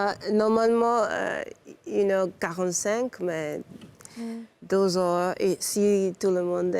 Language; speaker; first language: French; non-native, learner; English